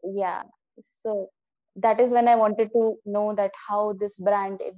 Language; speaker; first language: English; non-native, local second language; Hindi